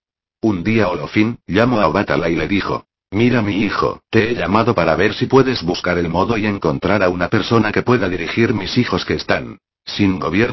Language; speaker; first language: Spanish; native; Spanish